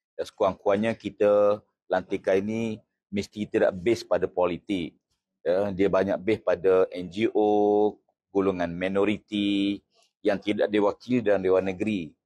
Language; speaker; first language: Malay; native; Malay